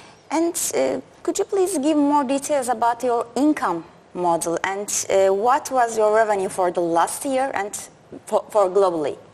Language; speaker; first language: English; non-native, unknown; Turkish